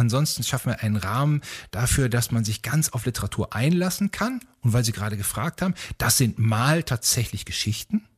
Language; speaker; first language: German; native; German